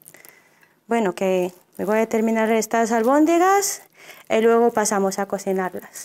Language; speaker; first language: Spanish; non-native, fluent; Arabic